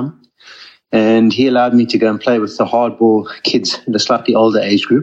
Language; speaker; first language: English; native; English